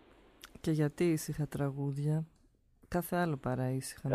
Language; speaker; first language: Greek; native; Greek